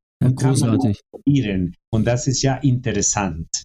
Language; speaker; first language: German; non-native, fluent; Spanish